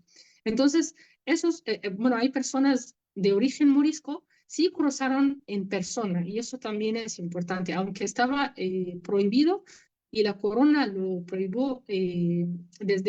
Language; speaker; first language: Spanish; non-native, fluent; Arabic